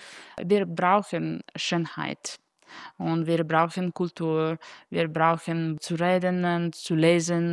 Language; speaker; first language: German; non-native, fluent; Italian